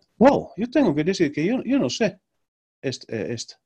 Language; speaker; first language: Spanish; non-native, learner; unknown